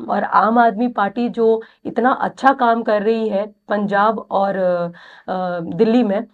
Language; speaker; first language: Hindi; native; Hindi